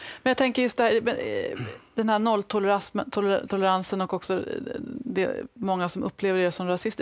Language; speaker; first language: Swedish; native; Swedish